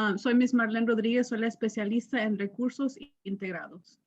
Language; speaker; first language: Spanish; early bilingual, other home language; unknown